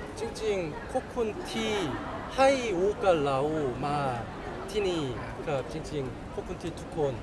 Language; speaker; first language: Thai; non-native, learner; Korean